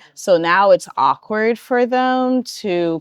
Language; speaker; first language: English; native; English